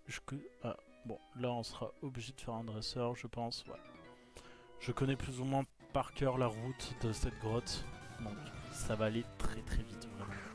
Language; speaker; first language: French; native; French